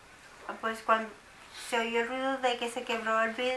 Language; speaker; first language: Spanish; native; Spanish